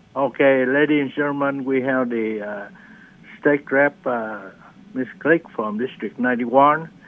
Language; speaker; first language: English; non-native, learner; Vietnamese